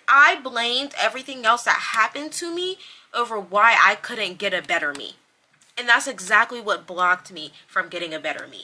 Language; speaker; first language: English; native; English